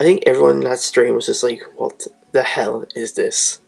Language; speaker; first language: English; native; English